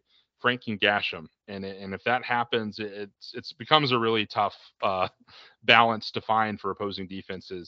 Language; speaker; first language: English; native; English